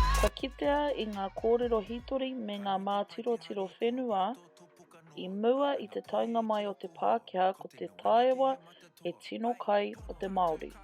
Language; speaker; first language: Māori; non-native, local second language; English